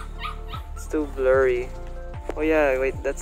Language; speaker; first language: English; non-native, local second language; Filipino